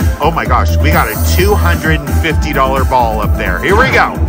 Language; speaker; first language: English; native; English